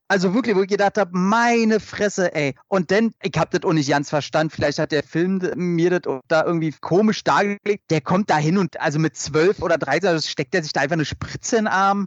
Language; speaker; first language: German; native; German